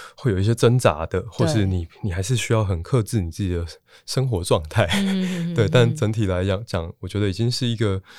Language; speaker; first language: Chinese; native; Chinese